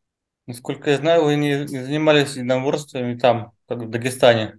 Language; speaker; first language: Russian; native; Russian